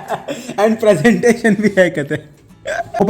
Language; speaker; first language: Hindi; non-native, local second language; Telugu